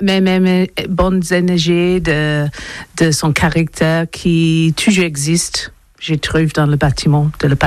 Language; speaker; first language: French; non-native, learner; English